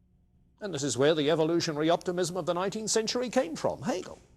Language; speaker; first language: English; native; English